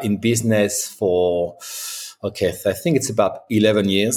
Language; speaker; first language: English; non-native, fluent; French